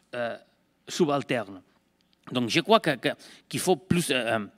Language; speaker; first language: French; non-native, fluent; Spanish